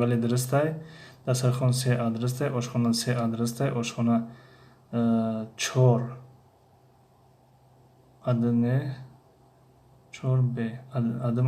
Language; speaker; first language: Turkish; non-native, fluent; Tajik